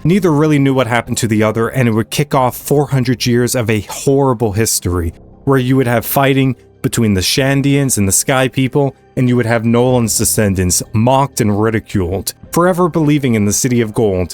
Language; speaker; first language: English; native; English